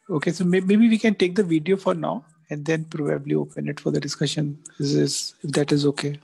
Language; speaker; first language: Hindi; native; Hindi